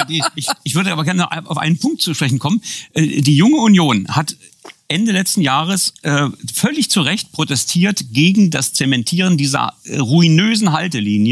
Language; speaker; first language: German; native; German